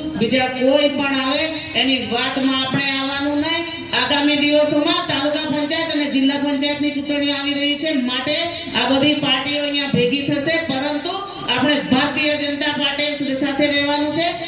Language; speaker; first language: Gujarati; non-native, local second language; Rathawi